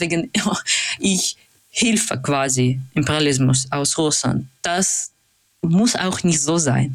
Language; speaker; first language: German; non-native, fluent; Russian